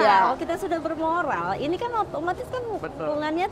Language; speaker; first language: Indonesian; native; Indonesian